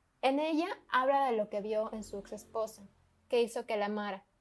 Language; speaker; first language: Spanish; native; Spanish